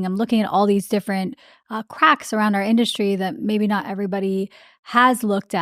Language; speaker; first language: English; early bilingual, other home language; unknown